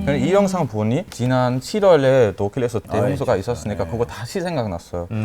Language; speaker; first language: Korean; non-native, fluent; German